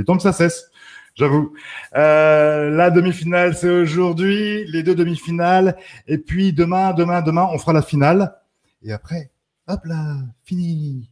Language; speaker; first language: French; native; French